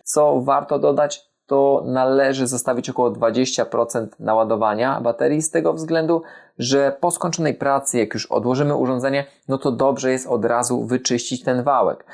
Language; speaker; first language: Polish; native; Polish